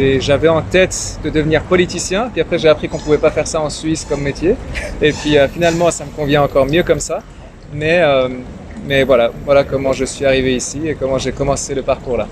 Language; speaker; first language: French; early bilingual, other home language; Persian